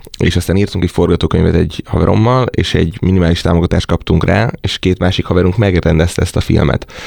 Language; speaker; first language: Hungarian; native; Hungarian